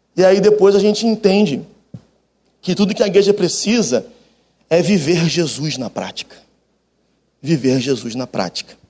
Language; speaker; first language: Portuguese; native; Portuguese